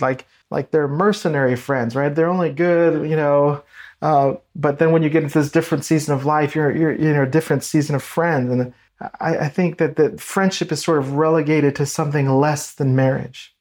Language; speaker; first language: English; native; English